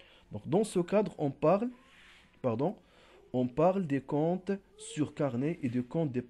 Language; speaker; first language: French; non-native, local second language; Arabic